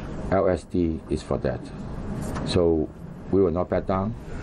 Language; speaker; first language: English; non-native, local second language; Cantonese